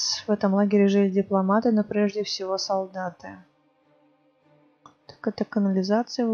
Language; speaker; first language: Russian; native; Russian